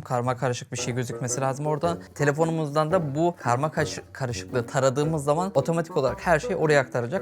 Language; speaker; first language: Turkish; native; Turkish